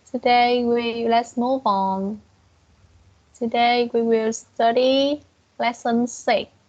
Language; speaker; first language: English; non-native, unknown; Vietnamese